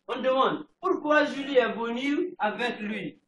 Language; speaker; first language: French; non-native, fluent; English